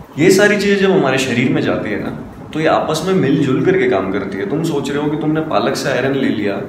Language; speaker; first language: Hindi; native; Hindi